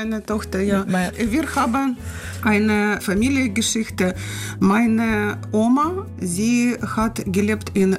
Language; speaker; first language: German; non-native, learner; Russian